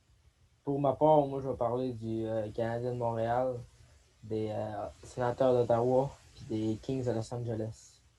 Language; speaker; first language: French; native; French